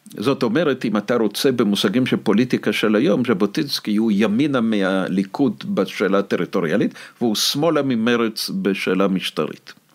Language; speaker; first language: Hebrew; non-native, fluent; Russian